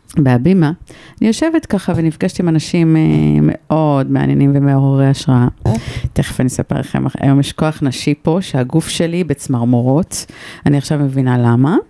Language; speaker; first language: Hebrew; native; Hebrew